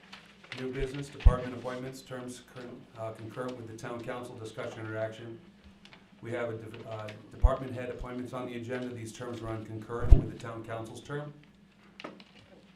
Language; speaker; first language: English; native; English